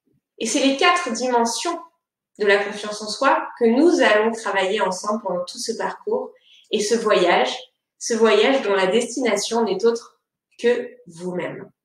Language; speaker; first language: French; native; French